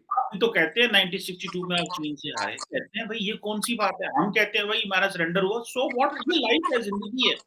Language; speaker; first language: Urdu; non-native, local second language; Punjabi